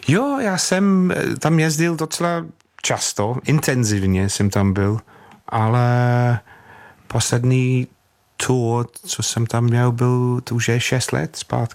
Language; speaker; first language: Czech; non-native, fluent; English